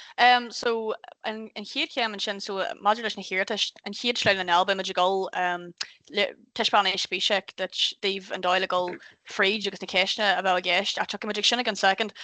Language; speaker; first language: Irish; native; Irish